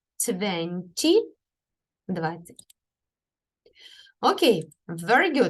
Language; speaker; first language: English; non-native, fluent; Ukrainian